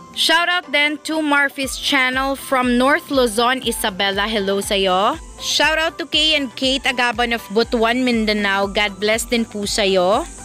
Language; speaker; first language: Filipino; non-native, local second language; Cebuano